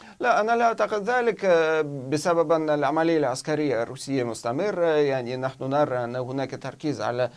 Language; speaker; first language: Arabic; non-native, fluent; Russian